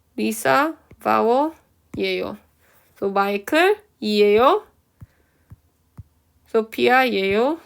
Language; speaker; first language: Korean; early bilingual, heritage; Korean